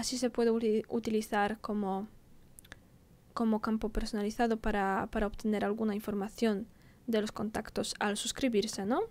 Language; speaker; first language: Spanish; non-native, fluent; Polish